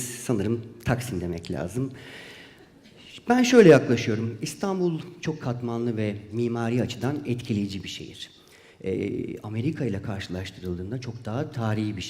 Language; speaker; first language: Turkish; native; Turkish